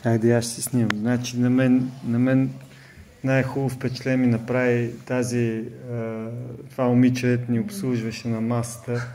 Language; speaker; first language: Bulgarian; native; Bulgarian